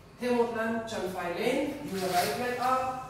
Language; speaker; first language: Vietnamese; non-native, learner; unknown